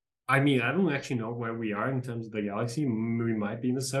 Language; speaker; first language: English; non-native, fluent; Portuguese